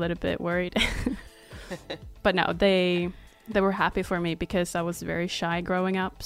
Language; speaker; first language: English; non-native, fluent; Swedish